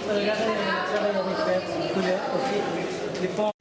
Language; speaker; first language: French; non-native, learner; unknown